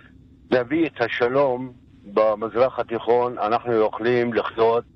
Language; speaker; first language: Hebrew; non-native, local second language; Arabic